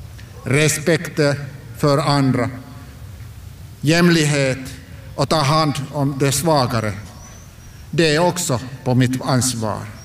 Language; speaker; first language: Swedish; non-native, local second language; Finnish